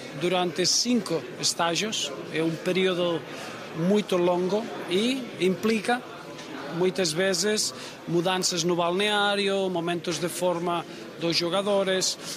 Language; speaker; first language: Portuguese; non-native, fluent; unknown